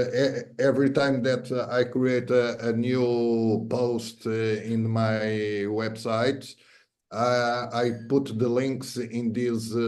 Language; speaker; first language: English; non-native, fluent; Portuguese